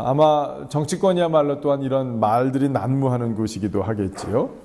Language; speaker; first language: Korean; native; Korean